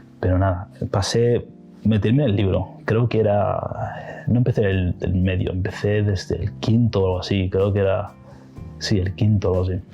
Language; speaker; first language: Spanish; native; Spanish